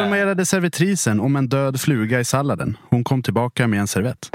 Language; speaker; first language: Swedish; native; Swedish